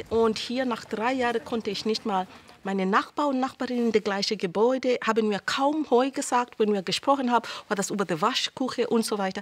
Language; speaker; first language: German; non-native, fluent; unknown